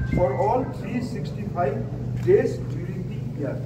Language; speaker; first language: English; non-native, local second language; Bangla